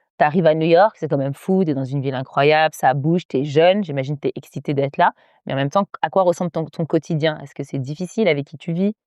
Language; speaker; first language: French; early bilingual, other home language; Arabic